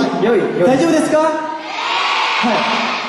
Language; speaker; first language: Japanese; non-native, learner; Korean